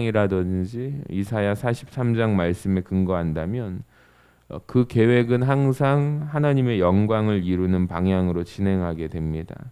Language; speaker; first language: Korean; native; Korean